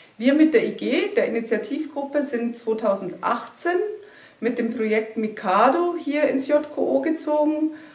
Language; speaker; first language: German; native; German